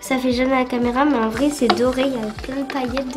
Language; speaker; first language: French; native; French